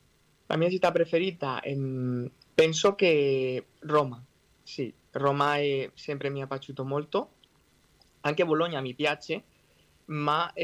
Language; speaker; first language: Italian; non-native, fluent; Spanish